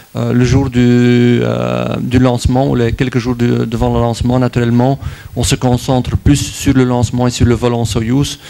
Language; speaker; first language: French; non-native, local second language; Dutch